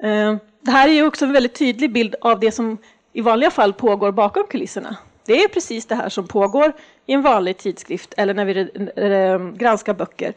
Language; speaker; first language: Swedish; native; Swedish